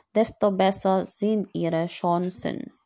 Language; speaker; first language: German; non-native, learner; Filipino